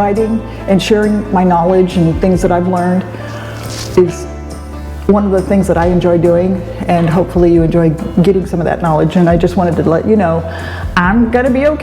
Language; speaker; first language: English; native; English